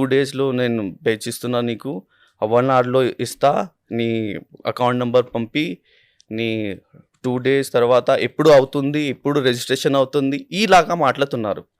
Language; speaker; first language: Telugu; non-native, local second language; Urdu